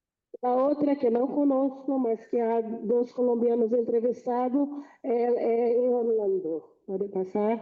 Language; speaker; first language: Portuguese; non-native, fluent; Spanish